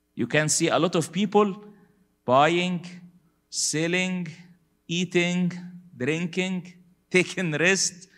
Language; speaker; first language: English; non-native, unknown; Arabic